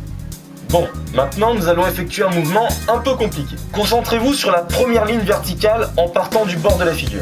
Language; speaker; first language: French; native; French